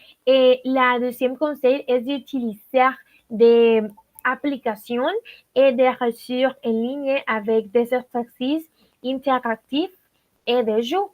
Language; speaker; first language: French; non-native, learner; Spanish